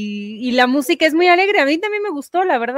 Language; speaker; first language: Spanish; native; Spanish